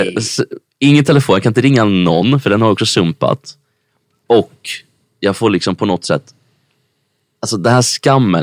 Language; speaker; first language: Swedish; native; Swedish